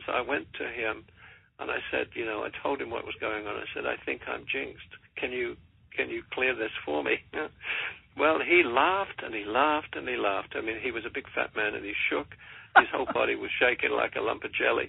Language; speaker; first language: English; native; English